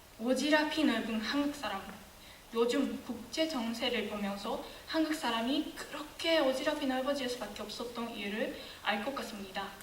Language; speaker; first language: Korean; non-native, fluent; Japanese